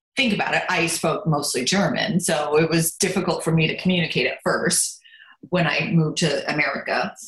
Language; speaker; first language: English; early bilingual, other home language; German